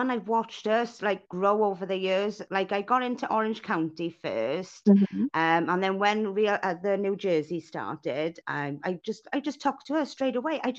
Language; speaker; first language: English; native; English